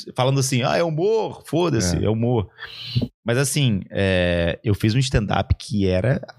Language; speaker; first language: Portuguese; native; Portuguese